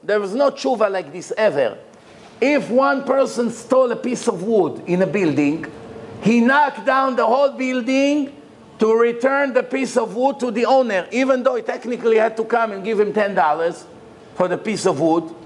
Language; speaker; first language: English; non-native, fluent; Hebrew